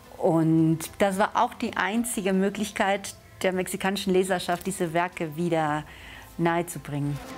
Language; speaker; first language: German; non-native, fluent; Spanish